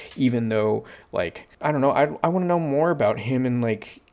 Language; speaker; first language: English; early bilingual, other home language; Chinese